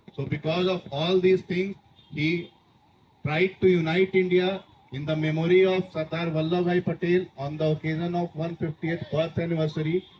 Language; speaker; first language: English; non-native, local second language; Telugu